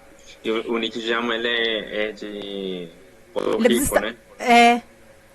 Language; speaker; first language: Portuguese; non-native, fluent; Spanish